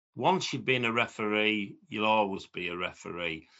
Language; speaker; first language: English; native; English